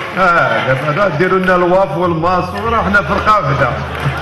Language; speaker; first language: Arabic; native; Arabic